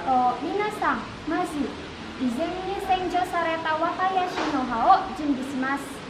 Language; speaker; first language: Japanese; non-native, learner; Indonesian